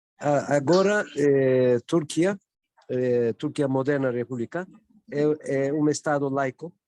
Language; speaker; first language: Portuguese; non-native, learner; Turkish